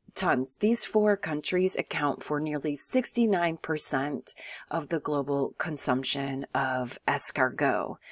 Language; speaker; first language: English; native; English